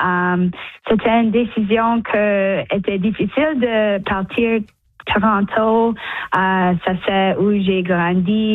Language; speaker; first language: French; non-native, local second language; English